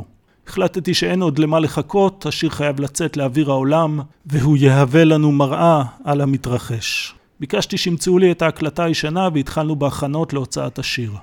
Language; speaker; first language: Hebrew; native; Hebrew